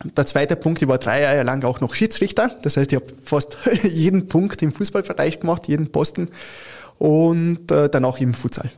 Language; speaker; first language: German; early bilingual, other home language; Italian